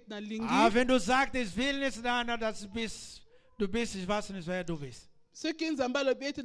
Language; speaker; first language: German; non-native, learner; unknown